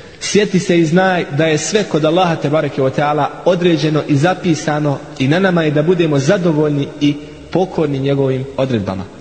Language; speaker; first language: Bosnian; non-native, fluent; Arabic